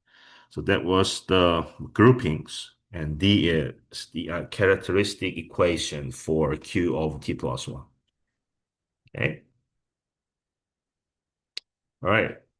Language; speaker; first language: English; non-native, fluent; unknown